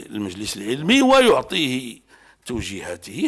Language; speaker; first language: Arabic; native; Arabic